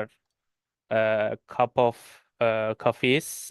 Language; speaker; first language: English; non-native, learner; Turkish